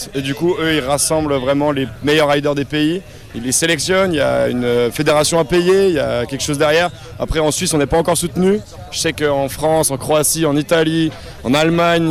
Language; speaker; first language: French; native; French